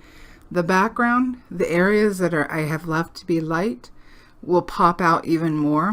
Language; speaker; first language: English; native; English